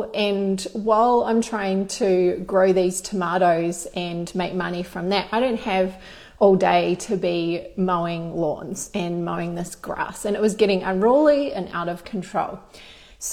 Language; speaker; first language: English; native; English